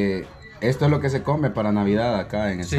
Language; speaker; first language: Spanish; native; Spanish